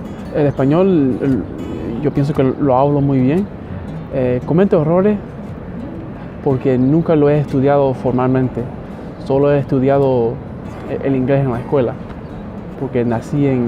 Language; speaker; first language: Spanish; early bilingual, heritage; Spanish